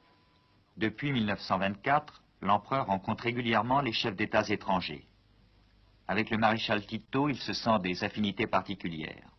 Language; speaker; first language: French; native; French